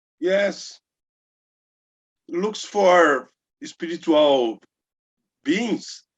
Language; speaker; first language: English; non-native, learner; Portuguese